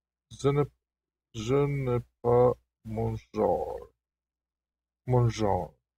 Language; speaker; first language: French; non-native, learner; Hungarian